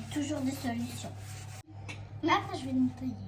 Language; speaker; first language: French; native; French